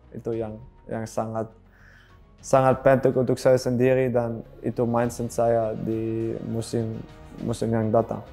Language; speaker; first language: Indonesian; non-native, learner; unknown